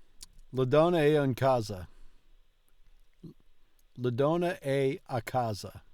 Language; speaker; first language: Italian; non-native, learner; English